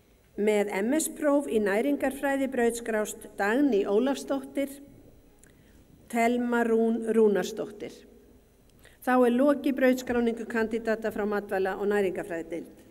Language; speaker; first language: Icelandic; native; Icelandic